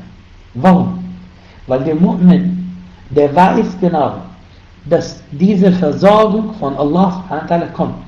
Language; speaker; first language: German; non-native, fluent; Arabic